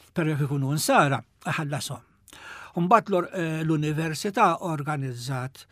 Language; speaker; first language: Maltese; native; Maltese